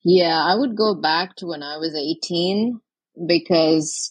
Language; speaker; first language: English; non-native, local second language; Tamil